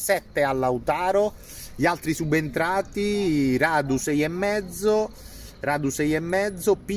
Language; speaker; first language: Italian; native; Italian